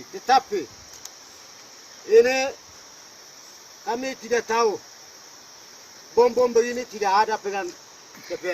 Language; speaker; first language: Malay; non-native, local second language; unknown